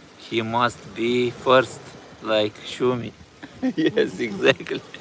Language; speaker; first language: English; non-native, fluent; Romanian